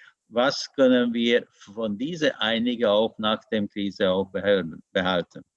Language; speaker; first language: German; non-native, learner; Hungarian